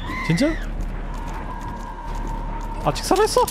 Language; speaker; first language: Korean; non-native, learner; German